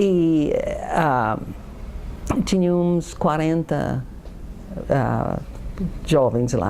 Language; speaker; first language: Portuguese; non-native, fluent; English